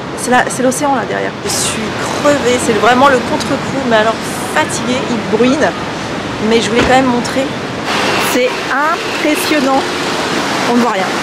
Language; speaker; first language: French; native; French